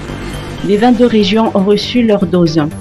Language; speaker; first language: French; non-native, local second language; Malagasy